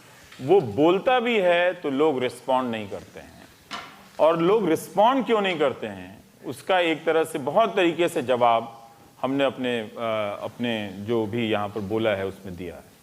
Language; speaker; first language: Hindi; native; Hindi